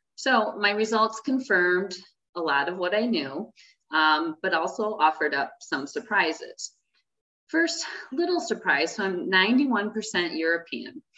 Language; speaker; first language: English; native; English